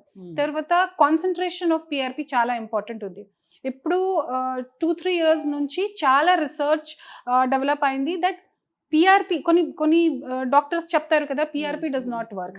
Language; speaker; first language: Telugu; non-native, fluent; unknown